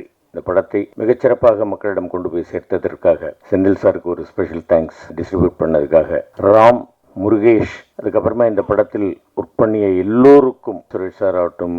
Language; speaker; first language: Tamil; native; Tamil